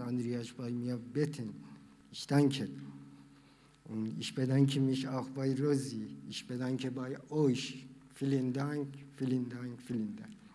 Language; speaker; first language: German; non-native, learner; Persian